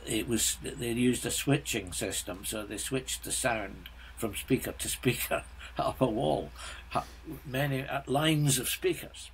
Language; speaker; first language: English; native; English